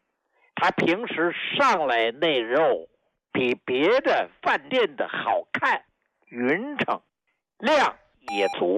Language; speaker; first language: Chinese; native; Chinese